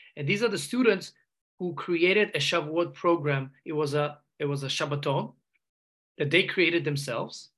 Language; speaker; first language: English; non-native, fluent; Uzbek